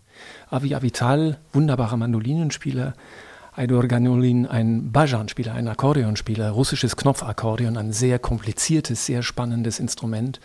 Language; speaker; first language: German; native; German